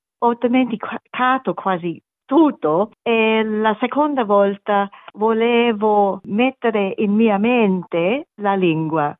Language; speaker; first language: Italian; non-native, learner; English